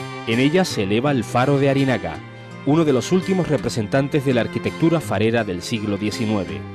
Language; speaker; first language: Spanish; native; Spanish